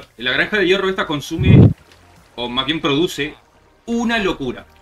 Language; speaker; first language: Spanish; native; Spanish